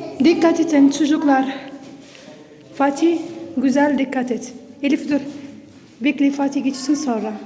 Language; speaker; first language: Turkish; non-native, learner; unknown